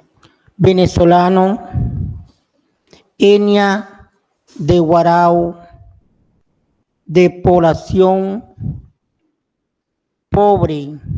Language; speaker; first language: Spanish; non-native, local second language; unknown